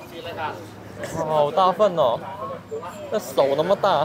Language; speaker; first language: Chinese; native; Chinese